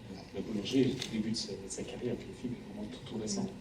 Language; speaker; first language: French; native; French